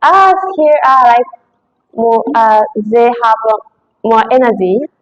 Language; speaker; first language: English; non-native, learner; Japanese